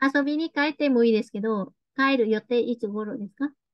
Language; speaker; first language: Japanese; non-native, fluent; Vietnamese